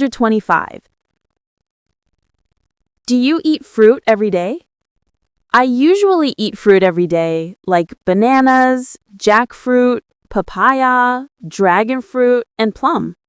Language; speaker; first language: English; non-native, learner; Vietnamese